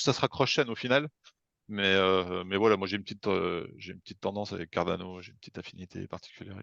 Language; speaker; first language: French; native; French